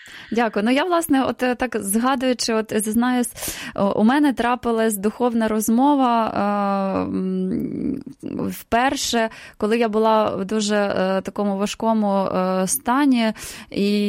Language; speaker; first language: Ukrainian; native; Ukrainian